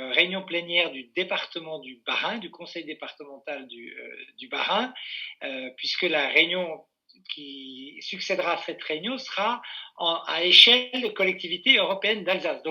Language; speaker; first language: French; native; French